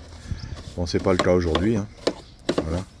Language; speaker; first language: French; native; French